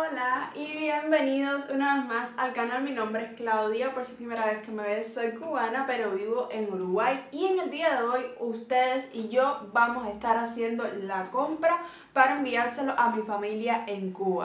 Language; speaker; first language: Spanish; native; Spanish